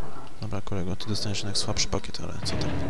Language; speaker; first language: Polish; native; Polish